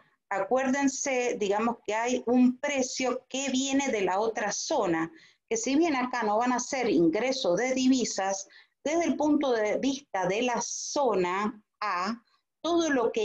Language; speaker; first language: Spanish; native; Spanish